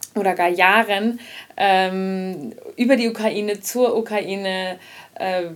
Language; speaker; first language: German; non-native, fluent; Ukrainian